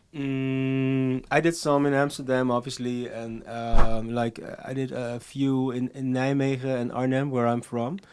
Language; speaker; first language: English; non-native, fluent; Dutch